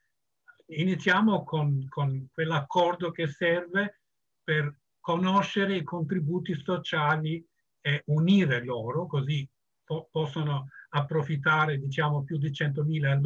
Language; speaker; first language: Italian; non-native, fluent; Albanian